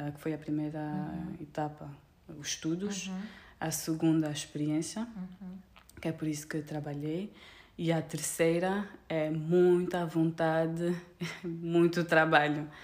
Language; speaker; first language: Portuguese; non-native, fluent; French